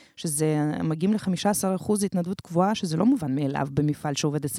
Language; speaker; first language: Hebrew; early bilingual, other home language; Romanian